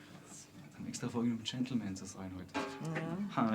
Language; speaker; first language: German; native; German